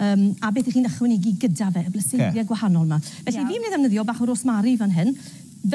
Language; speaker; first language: Welsh; native; Welsh